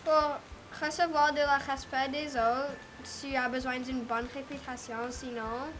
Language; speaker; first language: French; non-native, local second language; English